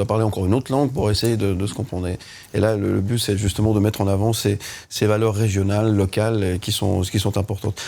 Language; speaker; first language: French; native; French